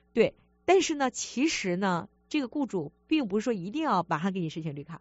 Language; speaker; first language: Chinese; native; Chinese